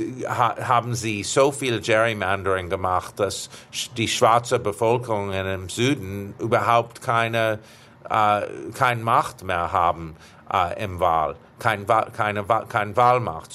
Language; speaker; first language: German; non-native, fluent; English